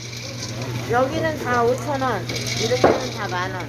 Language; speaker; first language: Korean; native; Korean